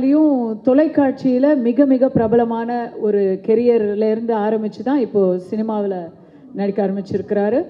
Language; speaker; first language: Tamil; native; Tamil